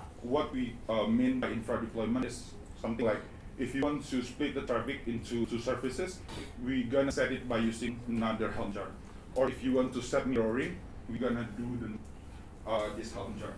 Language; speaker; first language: English; non-native, fluent; Indonesian